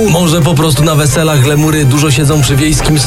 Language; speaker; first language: Polish; native; Polish